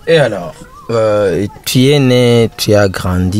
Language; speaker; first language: French; non-native, local second language; Rundi